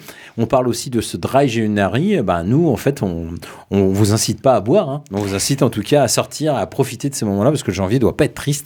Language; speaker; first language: French; native; French